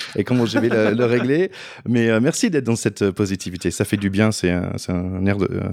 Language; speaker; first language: French; non-native, fluent; English